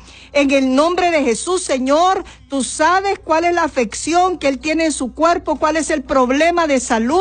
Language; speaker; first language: Spanish; native; Spanish